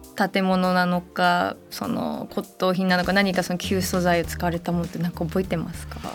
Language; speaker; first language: Japanese; native; Japanese